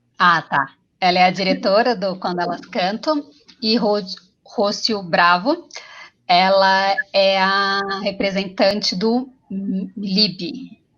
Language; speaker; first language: Portuguese; native; Portuguese